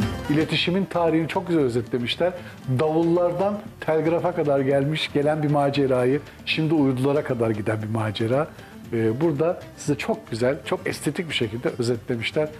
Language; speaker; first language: Turkish; native; Turkish